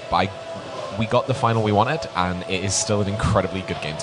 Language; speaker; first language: English; native; English